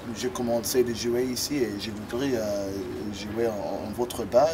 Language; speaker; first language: French; non-native, learner; English